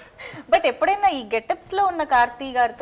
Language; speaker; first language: Telugu; native; Telugu